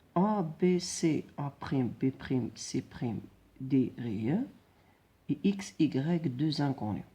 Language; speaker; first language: French; non-native, local second language; Arabic